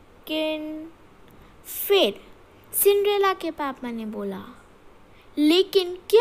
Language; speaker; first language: Hindi; native; Hindi